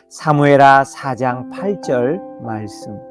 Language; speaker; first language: Korean; native; Korean